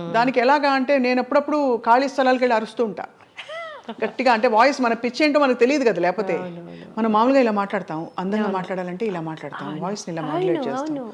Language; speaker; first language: Telugu; native; Telugu